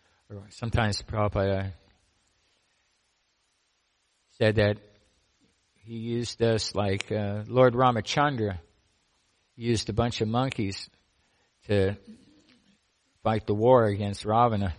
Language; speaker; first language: English; native; English